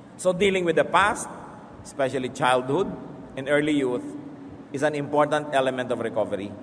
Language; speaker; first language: English; non-native, local second language; Filipino